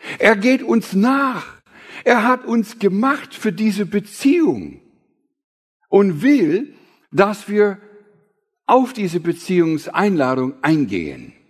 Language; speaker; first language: German; non-native, fluent; English